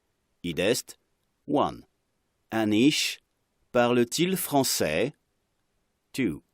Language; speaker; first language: French; non-native, fluent; Arabic